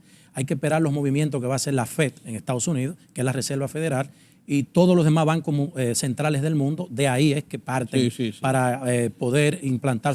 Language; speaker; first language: Spanish; native; Spanish